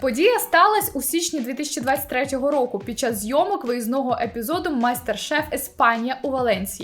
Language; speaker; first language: Ukrainian; native; Ukrainian